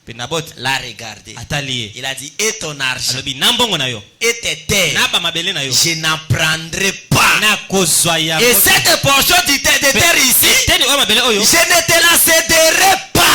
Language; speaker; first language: Haitian Creole; non-native, local second language; Lingala